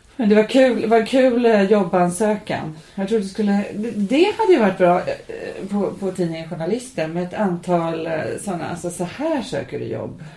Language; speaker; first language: Swedish; native; Swedish